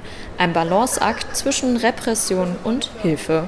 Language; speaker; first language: German; native; German